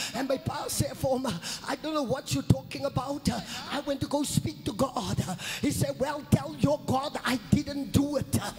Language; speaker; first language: English; non-native, local second language; Afrikaans